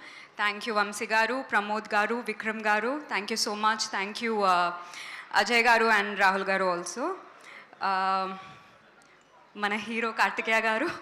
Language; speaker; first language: Telugu; non-native, learner; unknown